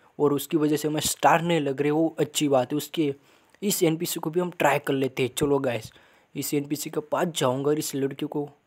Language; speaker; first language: Hindi; non-native, local second language; Gujarati